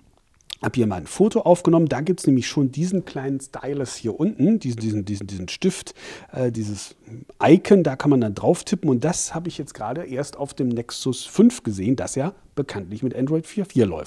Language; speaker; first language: German; native; German